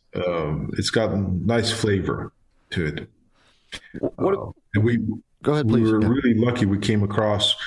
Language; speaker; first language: English; non-native, fluent; Georgian